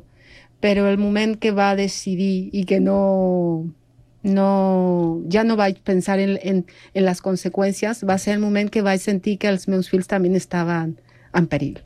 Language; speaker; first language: Catalan; non-native, fluent; Spanish